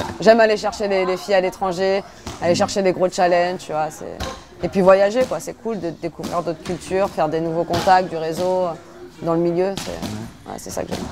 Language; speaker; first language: French; native; French